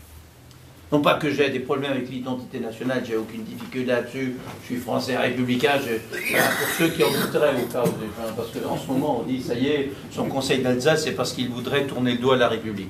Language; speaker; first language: French; native; French